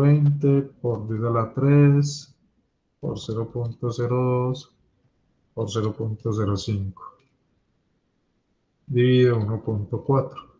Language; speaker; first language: Spanish; native; Spanish